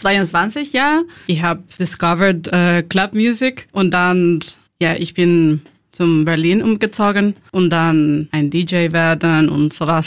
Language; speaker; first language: German; non-native, learner; Spanish